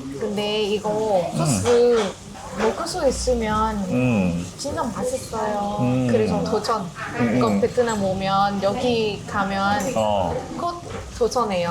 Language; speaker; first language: Korean; non-native, learner; Vietnamese